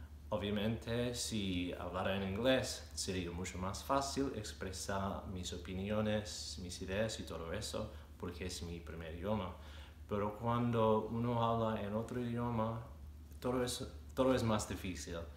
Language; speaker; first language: Spanish; non-native, fluent; English